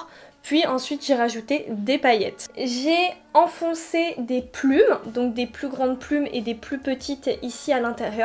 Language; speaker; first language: French; native; French